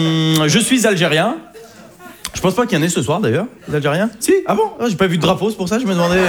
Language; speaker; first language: French; native; French